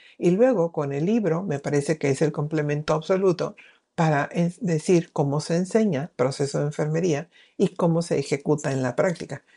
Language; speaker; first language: Spanish; native; Spanish